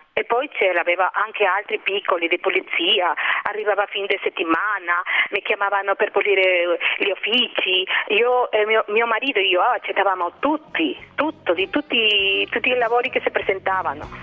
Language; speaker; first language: Italian; non-native, fluent; Spanish